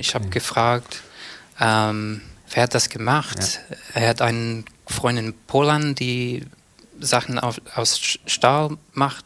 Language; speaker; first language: German; non-native, fluent; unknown